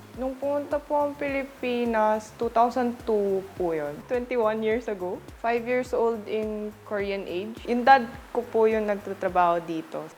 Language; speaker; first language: Filipino; early bilingual, other home language; Korean